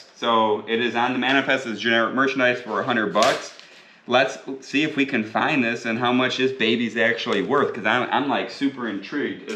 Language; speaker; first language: English; native; English